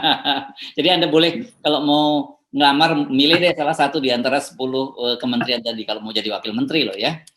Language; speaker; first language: Indonesian; native; Indonesian